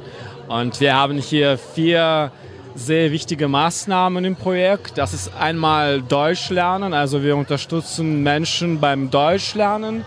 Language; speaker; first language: German; non-native, fluent; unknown